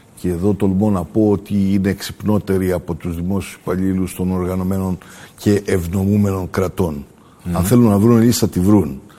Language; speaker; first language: Greek; early bilingual, heritage; Greek